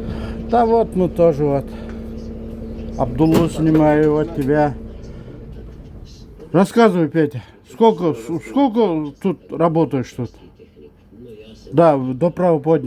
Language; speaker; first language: Russian; non-native, local second language; Kyrgyz